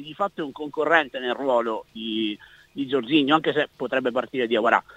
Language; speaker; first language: Italian; native; Italian